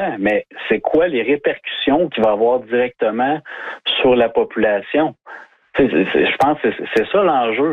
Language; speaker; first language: French; native; French